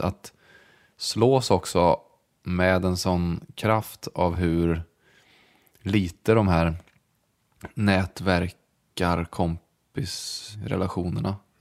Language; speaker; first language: Swedish; native; Swedish